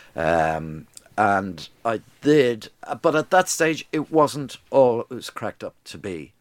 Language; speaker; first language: English; native; English